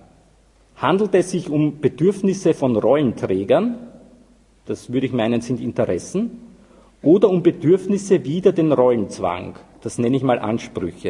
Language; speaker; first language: German; native; German